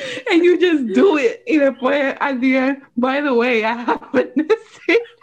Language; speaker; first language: English; early bilingual, other home language; Spanish